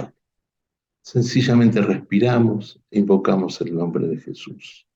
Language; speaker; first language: Spanish; native; Spanish